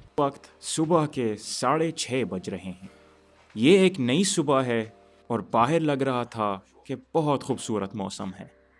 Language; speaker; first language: Urdu; early bilingual, heritage; Urdu